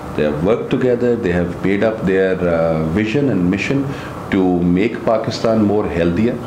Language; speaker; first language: English; non-native, local second language; Urdu